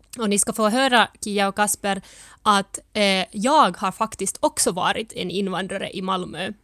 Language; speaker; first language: Swedish; early bilingual, other home language; Finnish